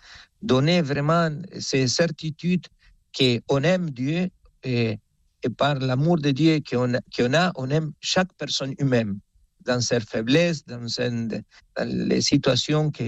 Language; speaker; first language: French; non-native, fluent; Spanish